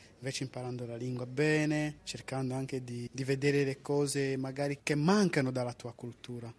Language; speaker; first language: Italian; non-native, fluent; Kinyarwanda